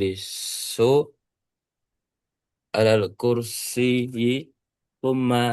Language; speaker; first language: Arabic; non-native, learner; Indonesian